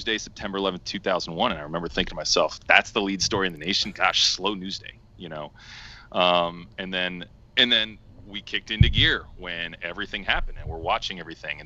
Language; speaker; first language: English; native; English